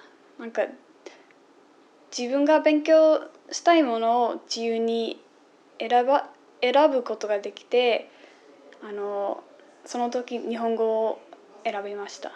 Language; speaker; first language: Japanese; non-native, fluent; English